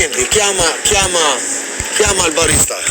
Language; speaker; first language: Italian; non-native, fluent; Albanian